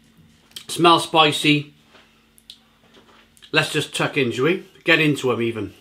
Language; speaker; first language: English; native; English